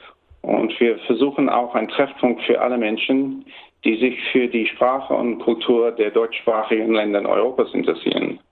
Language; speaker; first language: German; early bilingual, heritage; German